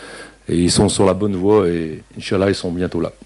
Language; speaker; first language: French; native; French